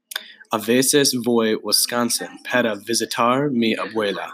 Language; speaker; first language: Spanish; non-native, learner; English